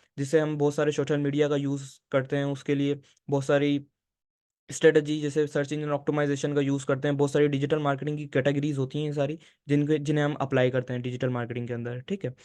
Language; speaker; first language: Urdu; native; Urdu